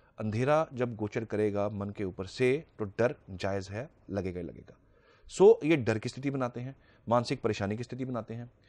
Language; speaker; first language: Hindi; native; Hindi